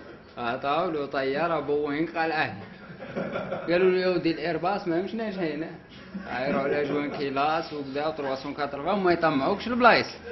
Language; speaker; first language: Arabic; native; Arabic